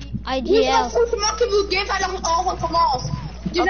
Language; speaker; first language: French; non-native, local second language; English